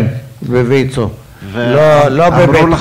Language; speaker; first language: Hebrew; non-native, fluent; Arabic